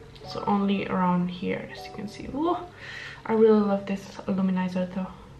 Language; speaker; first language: English; non-native, fluent; Indonesian